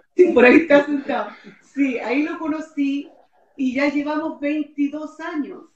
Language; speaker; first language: Spanish; native; Spanish